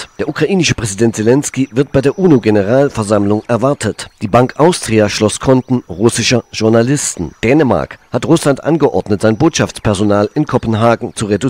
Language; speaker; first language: German; native; German